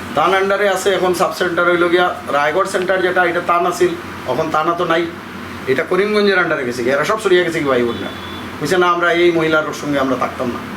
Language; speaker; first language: Bangla; native; Bangla